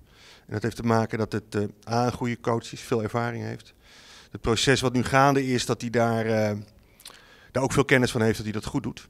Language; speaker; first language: Dutch; native; Dutch